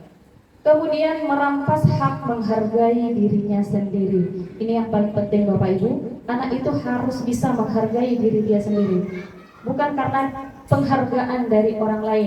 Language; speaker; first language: Indonesian; native; Indonesian